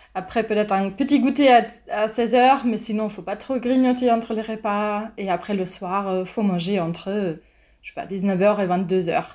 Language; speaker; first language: French; non-native, fluent; German